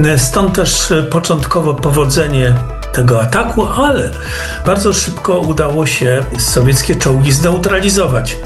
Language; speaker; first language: Polish; native; Polish